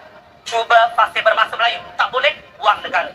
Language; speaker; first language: Malay; native; Malay